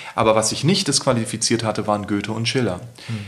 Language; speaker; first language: German; native; German